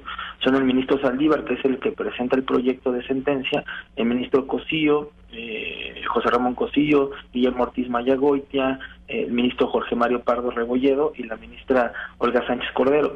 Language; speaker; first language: Spanish; native; Spanish